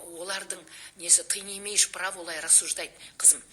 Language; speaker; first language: Russian; non-native, local second language; Kazakh